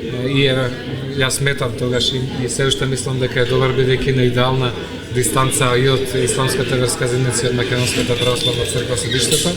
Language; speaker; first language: Macedonian; native; Macedonian